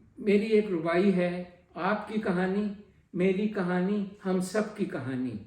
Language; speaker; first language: Urdu; non-native, local second language; Punjabi